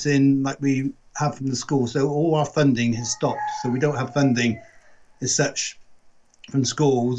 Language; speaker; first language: English; native; English